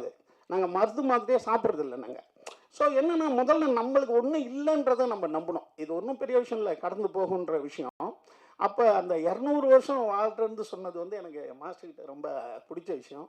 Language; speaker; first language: Tamil; native; Tamil